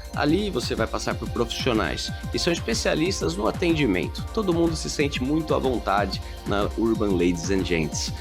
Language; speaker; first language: Portuguese; native; Portuguese